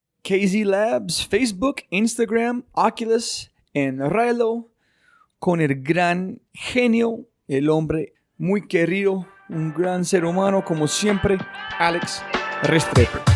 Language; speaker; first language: Spanish; non-native, fluent; English